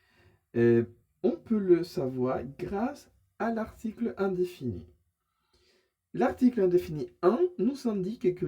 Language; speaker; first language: French; non-native, fluent; Spanish